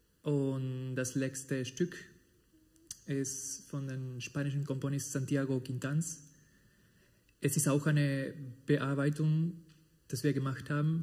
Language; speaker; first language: German; non-native, fluent; Spanish